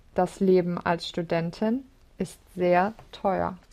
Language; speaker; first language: German; non-native, learner; English